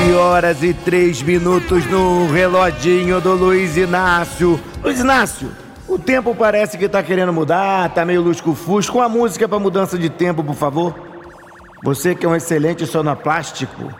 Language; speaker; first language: Portuguese; native; Portuguese